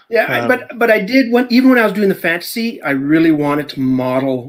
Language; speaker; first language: English; native; English